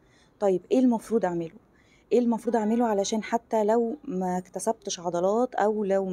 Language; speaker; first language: Arabic; native; Arabic